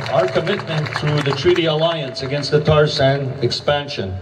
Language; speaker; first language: English; native; English